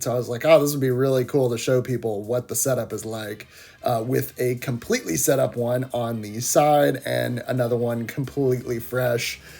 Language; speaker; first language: English; native; English